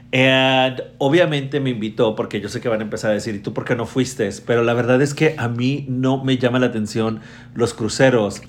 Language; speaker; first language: Spanish; early bilingual, heritage; Spanish